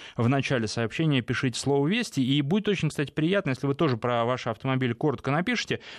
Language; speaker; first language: Russian; native; Russian